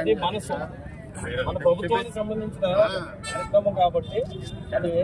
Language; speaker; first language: Telugu; native; Telugu